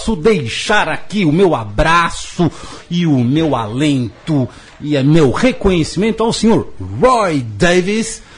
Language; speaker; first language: Portuguese; native; Portuguese